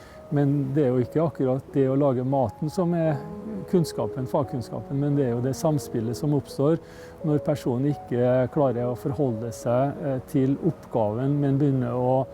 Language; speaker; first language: Norwegian; native; Norwegian